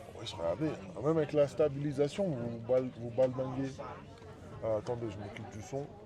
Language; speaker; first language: French; native; French